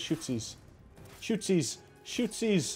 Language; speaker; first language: English; native; English